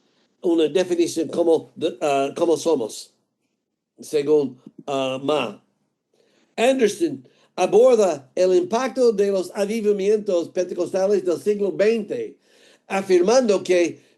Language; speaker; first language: Spanish; non-native, fluent; English